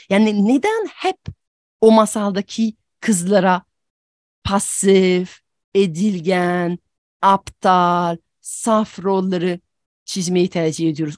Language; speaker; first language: Turkish; non-native, fluent; French